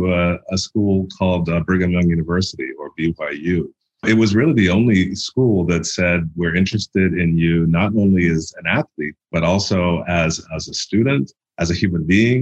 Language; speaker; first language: English; native; English